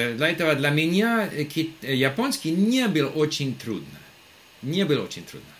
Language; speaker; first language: Russian; non-native, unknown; English